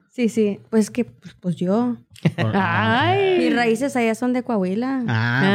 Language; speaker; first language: Spanish; early bilingual, heritage; Spanish